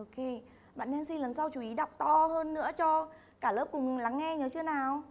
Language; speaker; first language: Vietnamese; native; Vietnamese